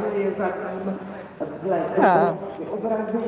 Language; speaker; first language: Czech; native; Czech